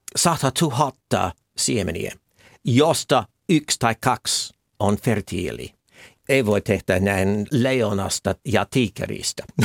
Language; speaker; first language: Finnish; non-native, fluent; English